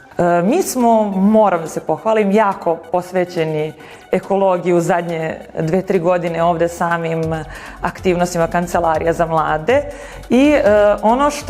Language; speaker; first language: Bosnian; native; Bosnian